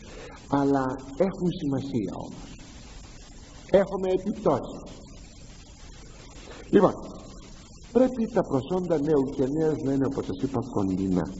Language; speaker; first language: Greek; native; Greek